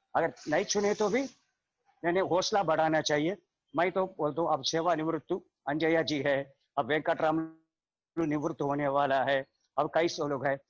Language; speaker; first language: Hindi; non-native, local second language; Telugu